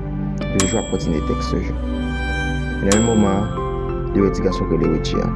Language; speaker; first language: French; non-native, learner; Haitian Creole